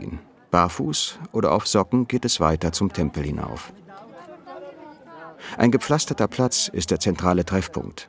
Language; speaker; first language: German; native; German